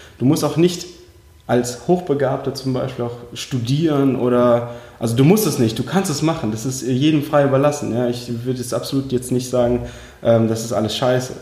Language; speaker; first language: German; early bilingual, other home language; Russian